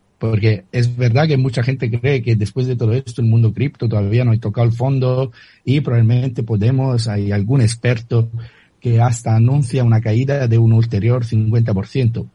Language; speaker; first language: Spanish; non-native, fluent; Italian